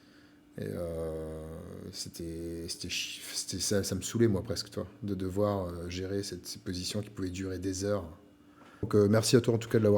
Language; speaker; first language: French; native; French